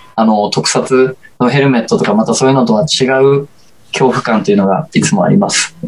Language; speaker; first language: Japanese; native; Japanese